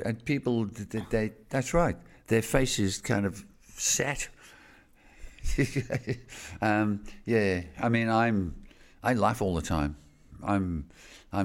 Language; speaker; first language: English; native; English